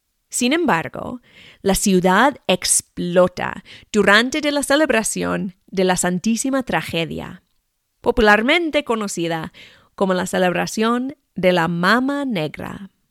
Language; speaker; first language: Spanish; non-native, fluent; English